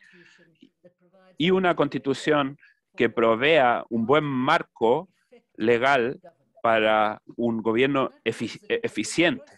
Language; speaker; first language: Spanish; non-native, fluent; English